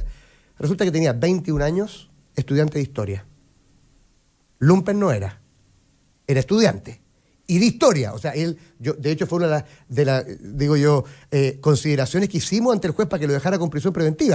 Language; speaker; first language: Spanish; native; Spanish